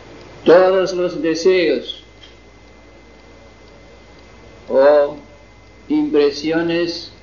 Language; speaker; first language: Spanish; non-native, fluent; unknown